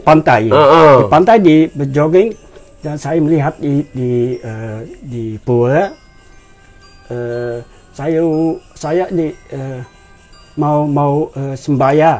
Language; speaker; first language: Indonesian; non-native, learner; Dutch